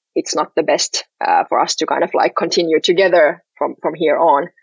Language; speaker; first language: English; non-native, fluent; Finnish